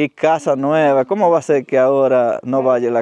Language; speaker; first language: Spanish; native; Spanish